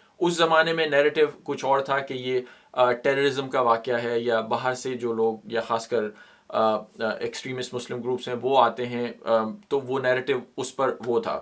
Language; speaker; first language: Urdu; native; Urdu